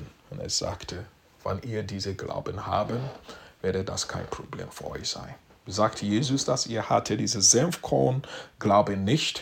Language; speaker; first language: German; non-native, fluent; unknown